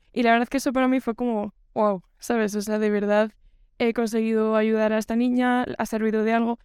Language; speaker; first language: Spanish; native; Spanish